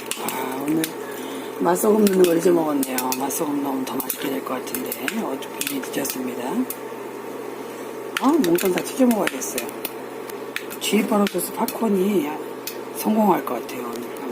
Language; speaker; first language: Korean; native; Korean